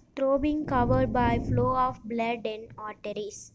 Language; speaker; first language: English; non-native, local second language; Tamil